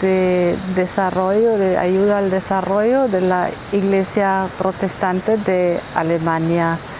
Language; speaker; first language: Spanish; non-native, fluent; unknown